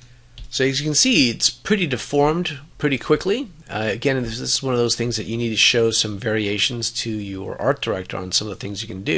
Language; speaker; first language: English; native; English